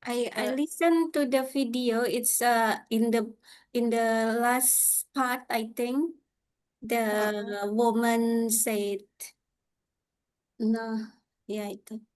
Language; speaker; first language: English; non-native, learner; Indonesian